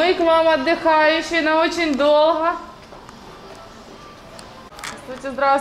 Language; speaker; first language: Russian; native; Russian